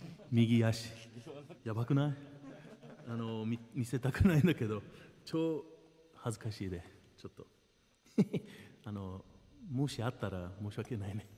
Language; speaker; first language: Japanese; non-native, fluent; Portuguese